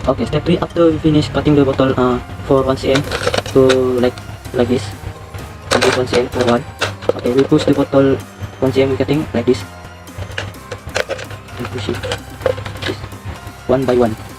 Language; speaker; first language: English; non-native, local second language; Malay